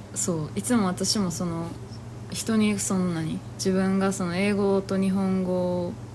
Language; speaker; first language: Japanese; native; Japanese